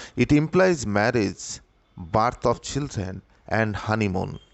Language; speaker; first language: English; non-native, local second language; Bangla